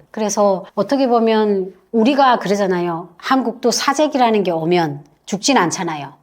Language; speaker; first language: Korean; native; Korean